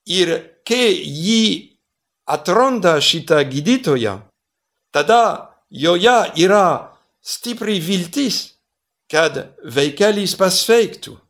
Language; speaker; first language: Lithuanian; non-native, fluent; French